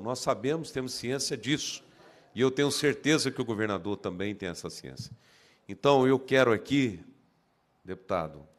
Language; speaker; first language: Portuguese; native; Portuguese